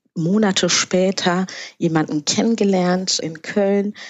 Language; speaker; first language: German; early bilingual, other home language; Kinyarwanda